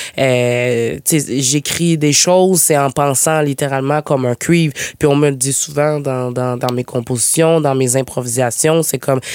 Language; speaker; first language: French; native; French